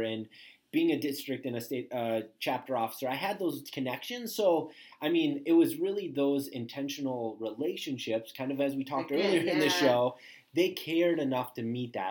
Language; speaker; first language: English; native; English